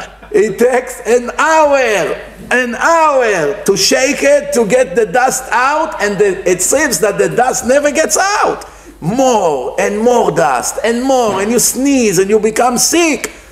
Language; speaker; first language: English; non-native, fluent; Hebrew